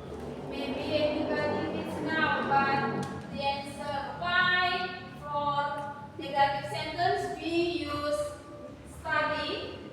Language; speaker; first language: English; non-native, learner; Indonesian